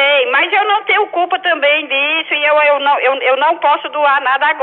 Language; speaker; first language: Portuguese; native; Portuguese